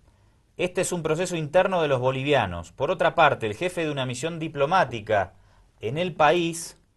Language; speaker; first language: Spanish; native; Spanish